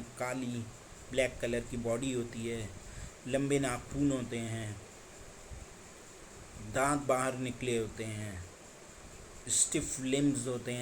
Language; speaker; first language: Hindi; native; Hindi